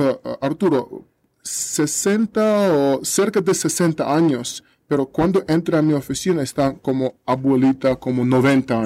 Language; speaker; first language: Spanish; non-native, learner; Russian